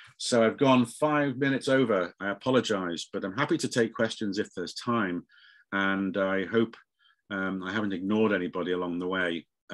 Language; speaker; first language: English; native; English